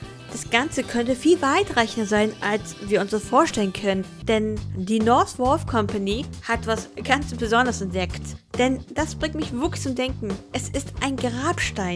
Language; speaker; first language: German; native; German